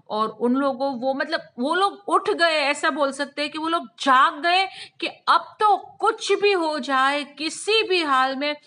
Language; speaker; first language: Hindi; non-native, local second language; Gujarati